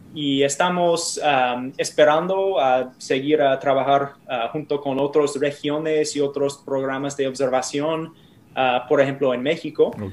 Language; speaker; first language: Spanish; non-native, learner; English